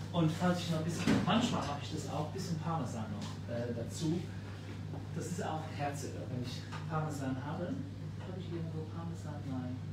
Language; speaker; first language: German; non-native, local second language; Luxembourgish